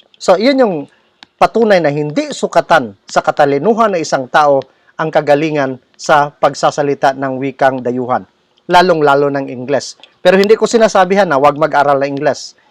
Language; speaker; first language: Filipino; non-native, local second language; Cebuano